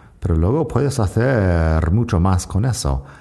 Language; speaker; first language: Spanish; non-native, fluent; English